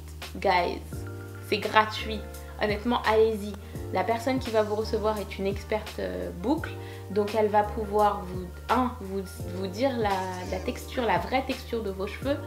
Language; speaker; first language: French; native; French